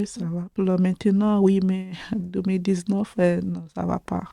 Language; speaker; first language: French; non-native, learner; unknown